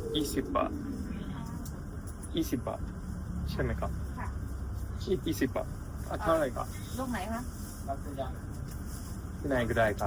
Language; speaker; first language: Thai; non-native, learner; Japanese